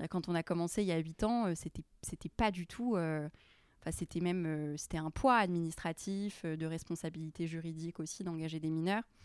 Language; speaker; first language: French; early bilingual, other home language; Arabic